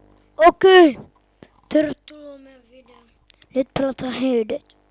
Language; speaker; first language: Finnish; native; Finnish